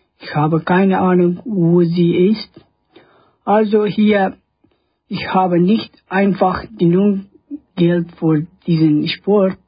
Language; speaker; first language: German; non-native, learner; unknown